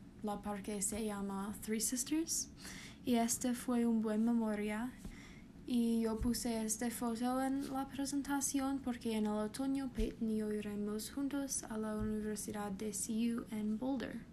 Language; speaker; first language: Spanish; non-native, learner; English